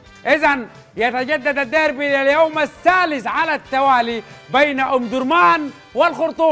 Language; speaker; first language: Arabic; native; Arabic